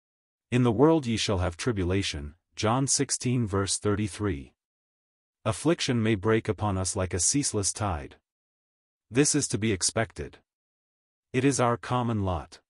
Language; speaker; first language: English; native; English